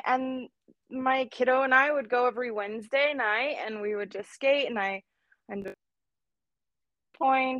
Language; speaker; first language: English; native; English